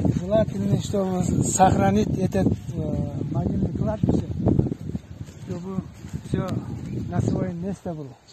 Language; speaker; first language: Russian; non-native, local second language; Uzbek